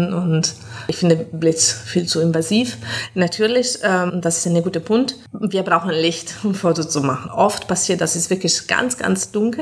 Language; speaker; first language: German; non-native, fluent; Italian